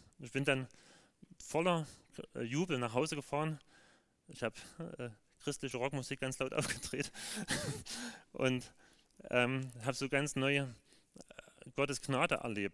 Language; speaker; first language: German; native; German